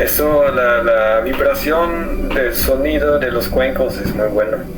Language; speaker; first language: Spanish; non-native, fluent; German